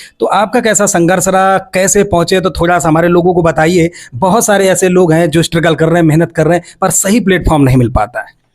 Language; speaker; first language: Hindi; native; Hindi